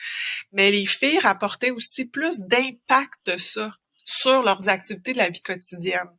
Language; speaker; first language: French; native; French